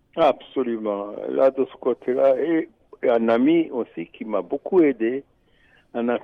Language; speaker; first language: French; non-native, local second language; Rundi